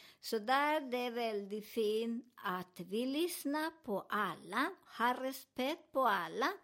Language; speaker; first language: Swedish; non-native, fluent; Spanish